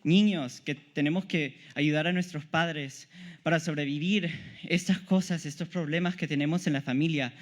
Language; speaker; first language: Spanish; early bilingual, heritage; Spanish